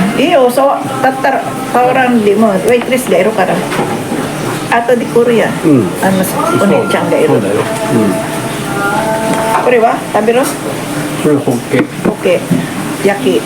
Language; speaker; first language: Japanese; non-native, fluent; Filipino